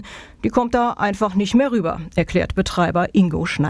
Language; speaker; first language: German; native; German